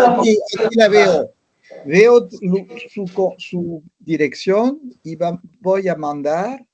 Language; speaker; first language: Spanish; non-native, learner; French